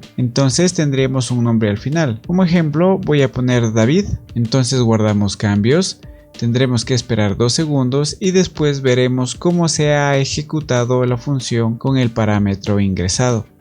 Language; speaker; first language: Spanish; native; Spanish